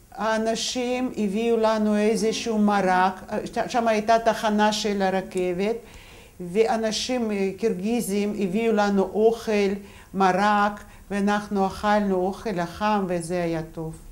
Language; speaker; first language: Hebrew; non-native, fluent; Russian